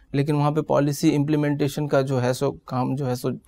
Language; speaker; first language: Hindi; native; Hindi